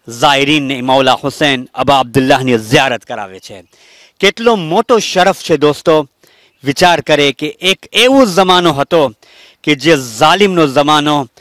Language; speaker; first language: Gujarati; early bilingual, heritage; Gujarati